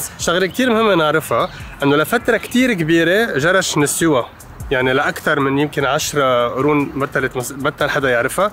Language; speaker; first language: Arabic; native; Arabic